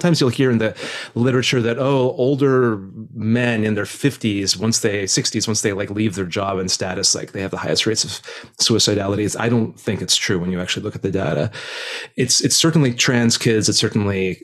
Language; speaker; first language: English; native; English